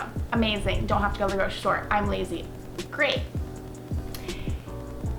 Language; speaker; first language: English; native; English